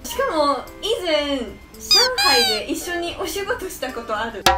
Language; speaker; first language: Japanese; non-native, fluent; Chinese